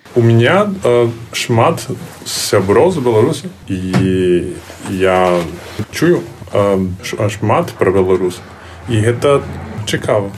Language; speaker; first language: Belarusian; non-native, learner; Portuguese